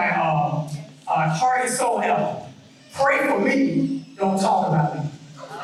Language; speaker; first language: English; native; English